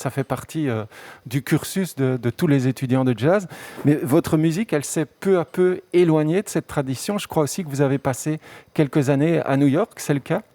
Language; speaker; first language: French; native; French